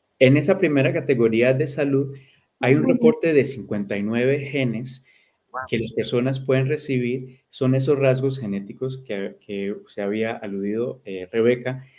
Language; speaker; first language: Spanish; early bilingual, heritage; Spanish